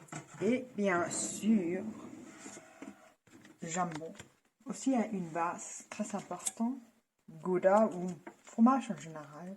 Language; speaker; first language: French; non-native, fluent; German